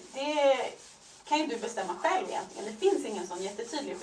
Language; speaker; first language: Swedish; native; Swedish